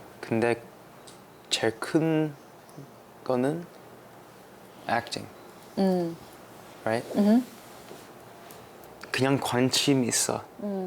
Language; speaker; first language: Korean; early bilingual, heritage; English